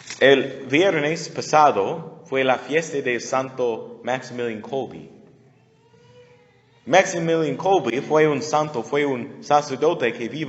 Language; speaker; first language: Spanish; non-native, learner; English